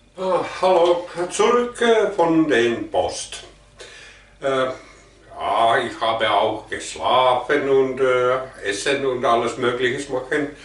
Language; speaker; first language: German; non-native, learner; Finnish